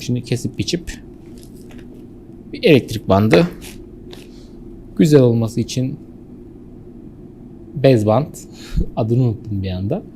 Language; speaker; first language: Turkish; native; Turkish